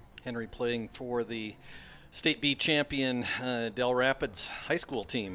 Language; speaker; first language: English; native; English